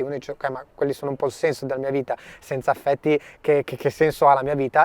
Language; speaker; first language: Italian; native; Italian